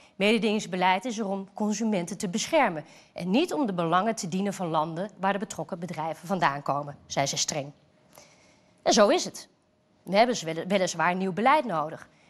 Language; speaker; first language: Dutch; native; Dutch